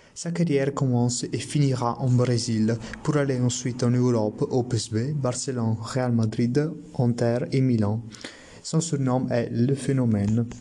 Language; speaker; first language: French; non-native, learner; Italian